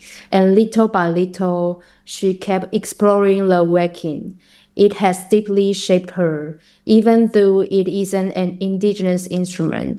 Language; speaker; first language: English; non-native, fluent; Chinese